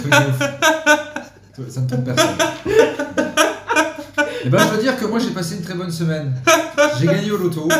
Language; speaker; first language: French; native; French